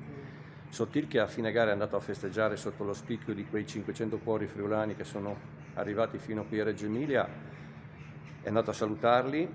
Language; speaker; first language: Italian; native; Italian